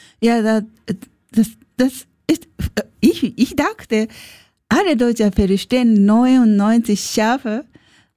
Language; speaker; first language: German; non-native, learner; Japanese